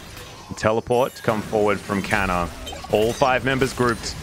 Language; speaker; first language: English; native; English